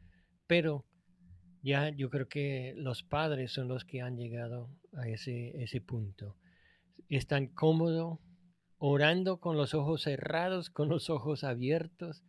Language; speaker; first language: Spanish; non-native, fluent; English